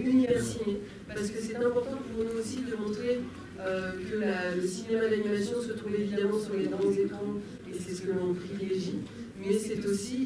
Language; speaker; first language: French; native; French